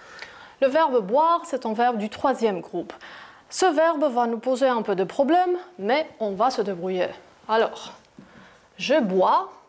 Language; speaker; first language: French; non-native, fluent; Greek